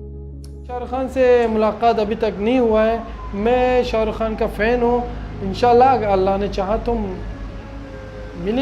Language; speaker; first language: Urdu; non-native, local second language; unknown